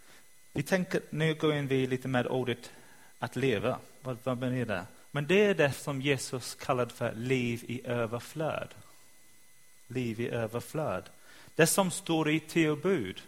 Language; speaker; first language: Swedish; non-native, fluent; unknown